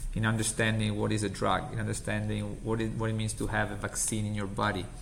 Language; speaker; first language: English; non-native, fluent; Italian